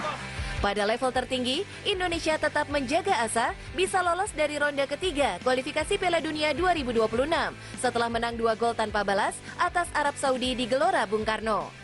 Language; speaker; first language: Indonesian; native; Indonesian